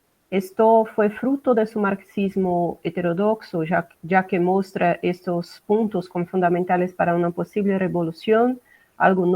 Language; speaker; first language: Spanish; non-native, learner; Portuguese